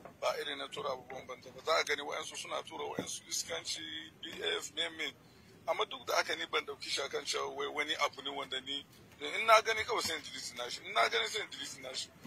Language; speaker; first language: Hausa; non-native, local second language; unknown